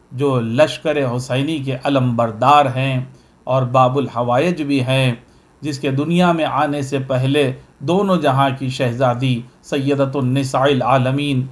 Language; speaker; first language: Urdu; native; Urdu